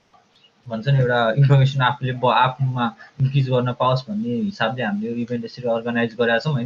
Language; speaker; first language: Nepali; native; Nepali